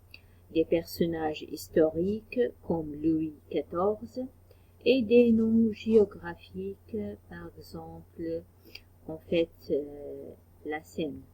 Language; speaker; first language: French; non-native, fluent; Arabic